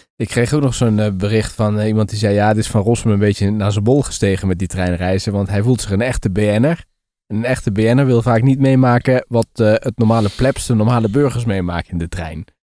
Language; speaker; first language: Dutch; native; Dutch